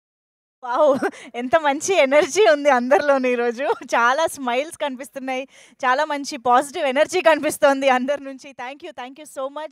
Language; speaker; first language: Telugu; native; Telugu